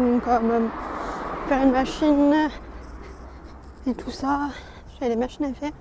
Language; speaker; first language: French; native; French